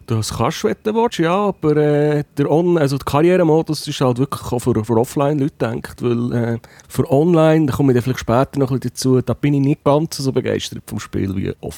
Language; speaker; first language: German; native; German